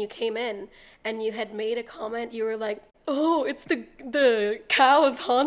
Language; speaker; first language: English; native; English